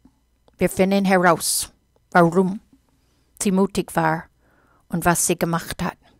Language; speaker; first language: German; non-native, fluent; English